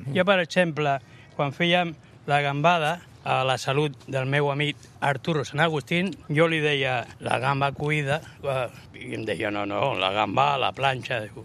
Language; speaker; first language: Catalan; non-native, local second language; Spanish